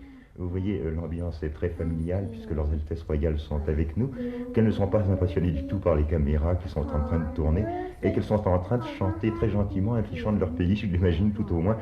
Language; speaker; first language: French; native; French